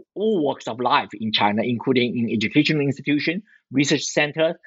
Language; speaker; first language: English; non-native, fluent; Chinese